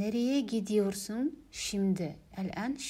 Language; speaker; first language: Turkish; non-native, learner; Kazakh